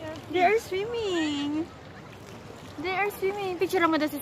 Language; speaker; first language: English; non-native, fluent; Filipino